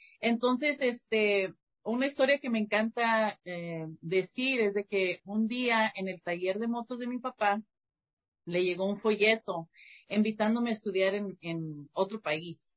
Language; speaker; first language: Spanish; early bilingual, heritage; Spanish